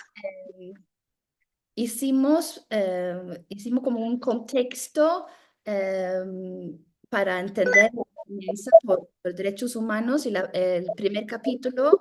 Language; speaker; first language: Spanish; non-native, fluent; Norwegian